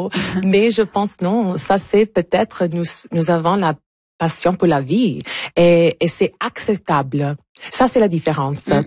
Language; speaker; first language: French; non-native, fluent; Italian